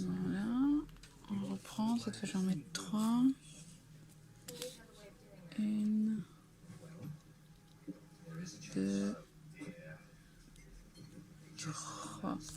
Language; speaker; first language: French; native; French